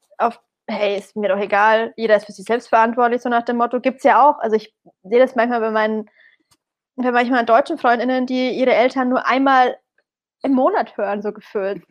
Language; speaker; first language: German; early bilingual, other home language; Arabic